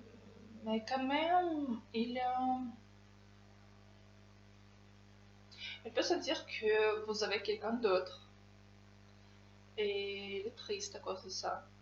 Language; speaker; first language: French; non-native, fluent; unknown